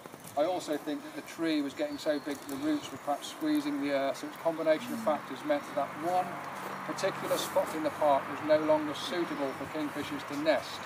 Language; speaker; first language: English; native; English